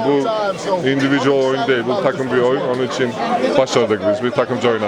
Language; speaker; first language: Turkish; non-native, fluent; Georgian